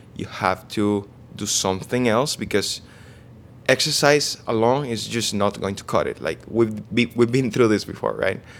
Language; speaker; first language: English; non-native, fluent; Spanish